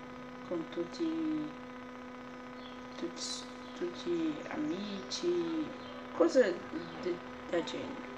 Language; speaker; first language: Italian; non-native, learner; Portuguese